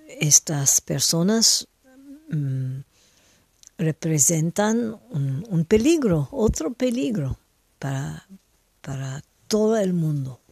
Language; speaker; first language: Spanish; non-native, fluent; French